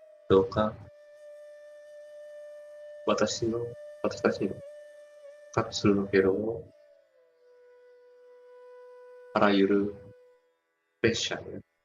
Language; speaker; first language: Japanese; non-native, fluent; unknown